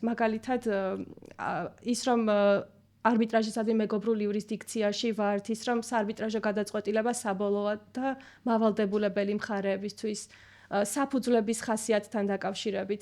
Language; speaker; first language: Georgian; native; Georgian